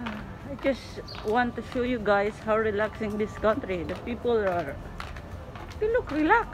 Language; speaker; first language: English; non-native, local second language; Filipino